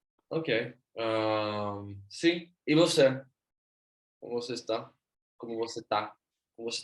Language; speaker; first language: Portuguese; non-native, learner; Swedish